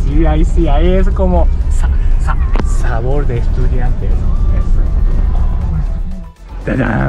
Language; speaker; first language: Spanish; non-native, learner; Japanese